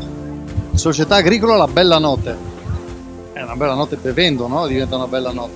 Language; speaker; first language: Italian; native; Italian